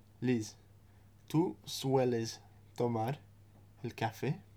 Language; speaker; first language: Spanish; non-native, fluent; English